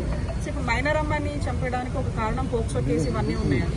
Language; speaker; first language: Telugu; native; Telugu